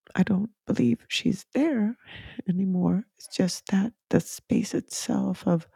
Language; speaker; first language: English; early bilingual, other home language; Spanish